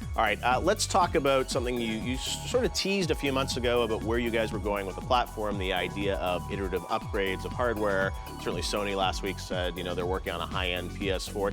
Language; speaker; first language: English; native; English